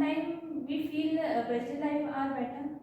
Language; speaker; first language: English; non-native, learner; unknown